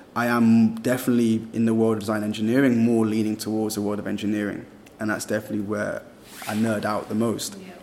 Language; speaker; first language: English; native; English